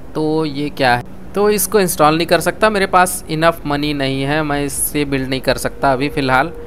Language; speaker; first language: Hindi; native; Hindi